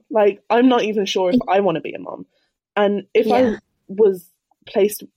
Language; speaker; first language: English; native; English